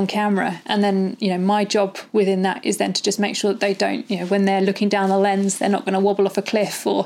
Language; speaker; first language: English; native; English